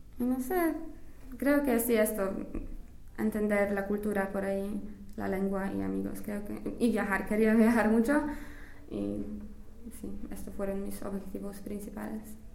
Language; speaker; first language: Spanish; non-native, fluent; English